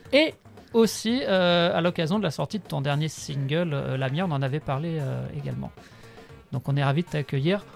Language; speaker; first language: French; native; French